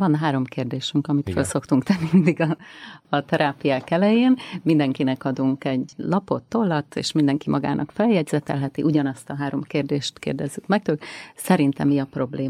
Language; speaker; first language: Hungarian; native; Hungarian